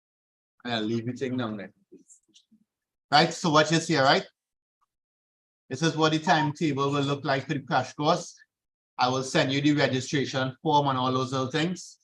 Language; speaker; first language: English; native; English